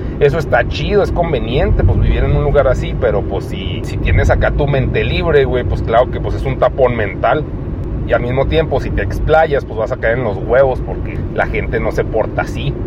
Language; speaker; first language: Spanish; native; Spanish